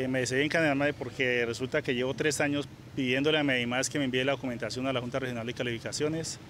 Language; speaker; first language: Spanish; native; Spanish